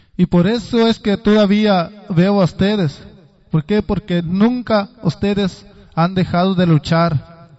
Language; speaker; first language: Spanish; non-native, local second language; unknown